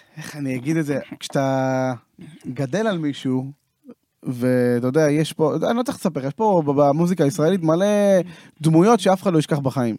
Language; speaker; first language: Hebrew; native; Hebrew